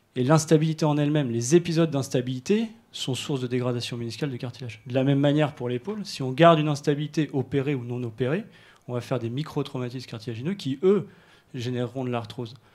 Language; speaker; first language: French; native; French